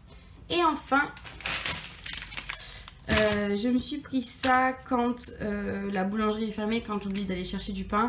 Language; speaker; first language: French; native; French